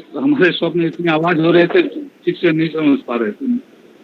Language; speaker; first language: Hindi; non-native, local second language; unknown